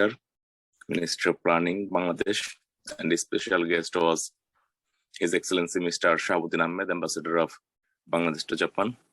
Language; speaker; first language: English; non-native, learner; Bangla